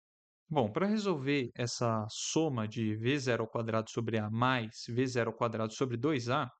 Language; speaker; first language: Portuguese; native; Portuguese